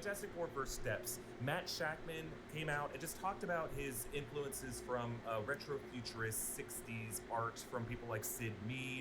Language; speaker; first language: English; native; English